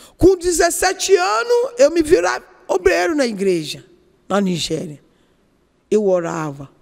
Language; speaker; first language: Portuguese; non-native, learner; Yoruba